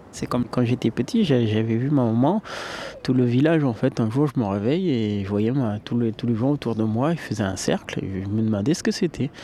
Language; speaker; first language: French; early bilingual, other home language; Amharic